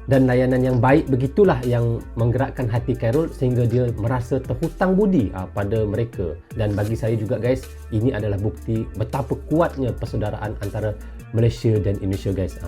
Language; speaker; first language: Malay; native; Malay